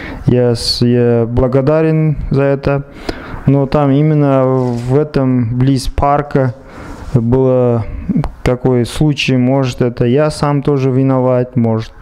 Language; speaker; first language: Russian; non-native, local second language; Kazakh